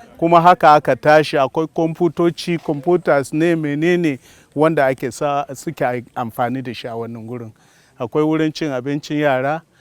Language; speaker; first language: Hausa; non-native, local second language; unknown